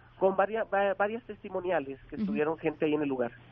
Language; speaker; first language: Spanish; native; Spanish